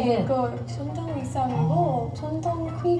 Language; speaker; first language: Korean; non-native, learner; Hindi